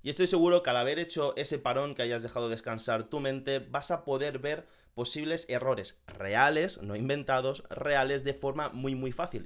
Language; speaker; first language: Spanish; native; Spanish